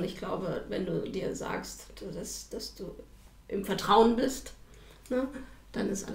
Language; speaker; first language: German; native; German